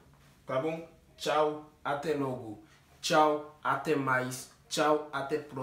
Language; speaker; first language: Portuguese; non-native, learner; Haitian Creole